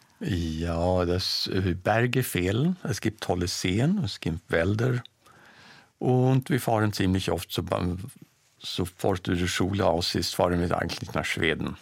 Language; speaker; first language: German; non-native, fluent; Swedish